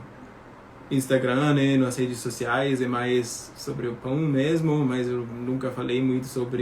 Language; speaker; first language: Portuguese; non-native, fluent; German